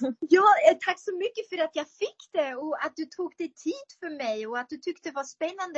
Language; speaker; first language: Swedish; non-native, fluent; German